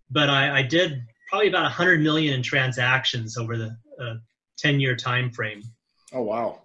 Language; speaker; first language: English; native; English